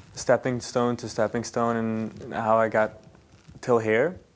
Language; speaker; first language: English; early bilingual, other home language; Yiddish